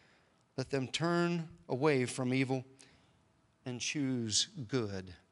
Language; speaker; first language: English; native; English